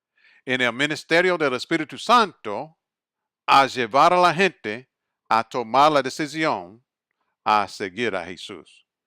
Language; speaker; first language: Spanish; non-native, fluent; English